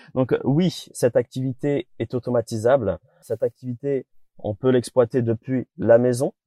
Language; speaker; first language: French; native; French